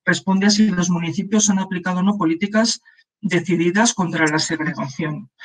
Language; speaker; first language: Spanish; non-native, local second language; Basque